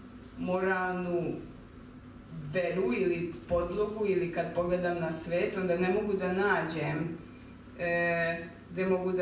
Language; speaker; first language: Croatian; non-native, local second language; Hungarian